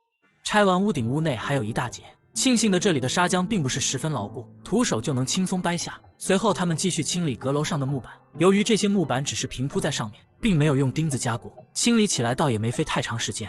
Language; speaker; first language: Chinese; native; Chinese